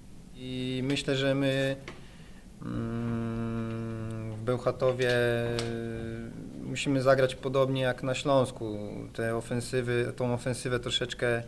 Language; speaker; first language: Polish; native; Polish